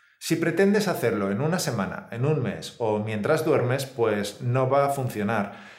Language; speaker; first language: Spanish; native; Spanish